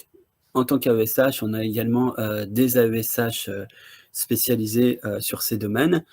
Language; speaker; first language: French; native; French